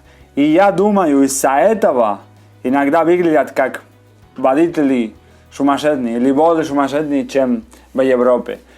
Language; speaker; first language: Russian; non-native, learner; Spanish